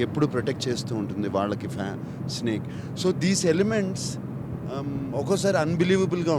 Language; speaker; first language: Telugu; native; Telugu